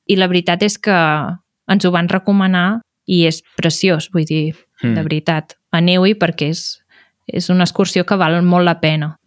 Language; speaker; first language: Catalan; native; Catalan